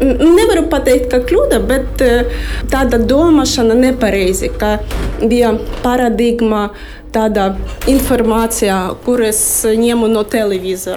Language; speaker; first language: Latvian; non-native, learner; Russian